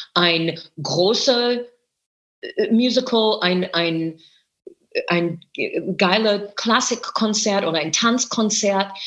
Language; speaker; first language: German; non-native, fluent; English